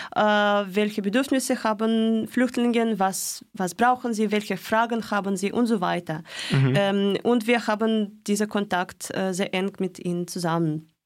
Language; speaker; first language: German; non-native, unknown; Russian